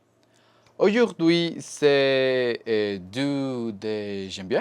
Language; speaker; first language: French; non-native, learner; Spanish